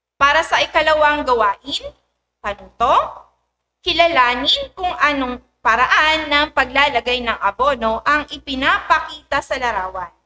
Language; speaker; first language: Filipino; native; Filipino